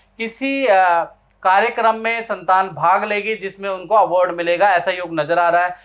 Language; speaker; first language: Hindi; native; Hindi